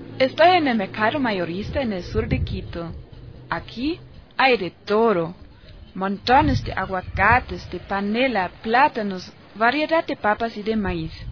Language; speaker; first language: Spanish; non-native, fluent; German